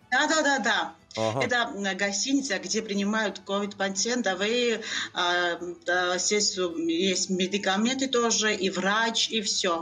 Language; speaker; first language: Russian; non-native, fluent; Georgian